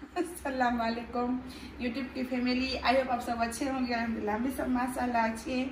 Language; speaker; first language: Hindi; native; Hindi